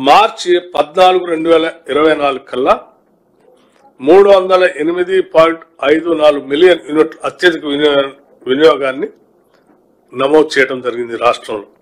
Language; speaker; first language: Telugu; native; Telugu